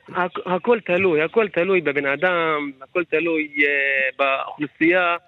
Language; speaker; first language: Hebrew; non-native, local second language; Arabic